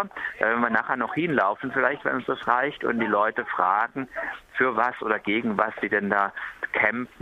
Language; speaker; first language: German; native; German